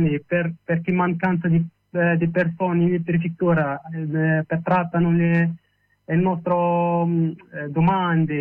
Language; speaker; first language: Italian; non-native, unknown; Arabic